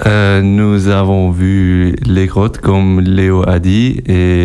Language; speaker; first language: French; non-native, learner; German